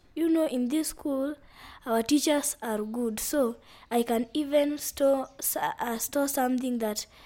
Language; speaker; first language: English; non-native, local second language; Luyia